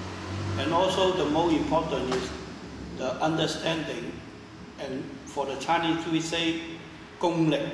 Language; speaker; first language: English; non-native, learner; Chinese